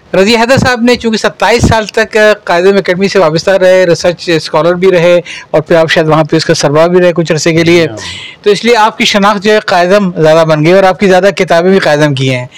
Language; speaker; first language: Urdu; native; Urdu